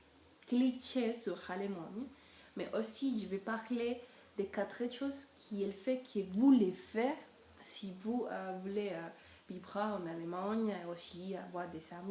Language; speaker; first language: French; non-native, learner; Spanish